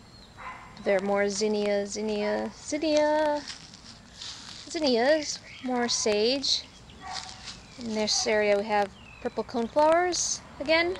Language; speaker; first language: English; native; English